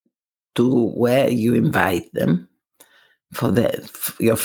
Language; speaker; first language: English; non-native, fluent; Greek